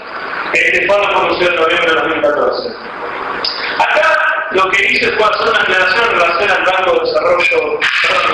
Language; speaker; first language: Spanish; native; Spanish